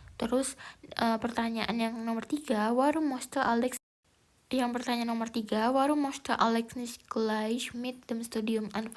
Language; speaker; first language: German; non-native, learner; Indonesian